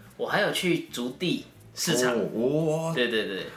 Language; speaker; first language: Chinese; native; Chinese